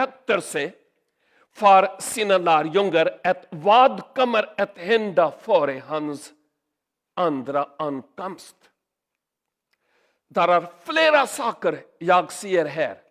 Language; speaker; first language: Swedish; non-native, learner; Urdu